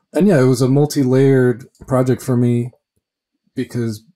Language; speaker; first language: English; early bilingual, other home language; Spanish